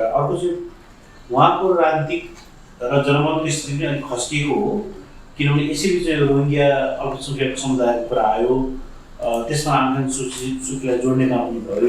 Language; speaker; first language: Nepali; native; Nepali